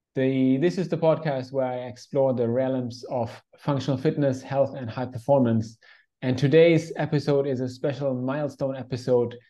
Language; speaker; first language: English; non-native, fluent; German